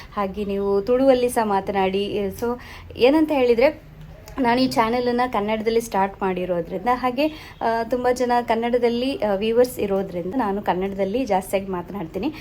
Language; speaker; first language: Kannada; non-native, local second language; Tulu